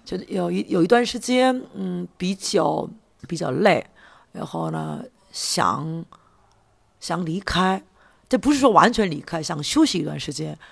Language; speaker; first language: Chinese; non-native, fluent; Korean